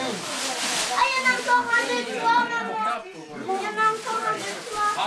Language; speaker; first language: French; native; French